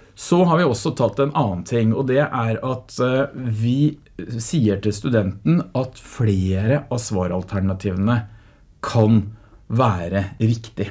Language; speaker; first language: Norwegian; native; Norwegian